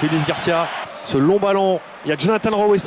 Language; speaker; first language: French; native; French